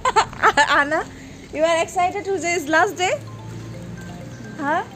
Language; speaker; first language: English; non-native, learner; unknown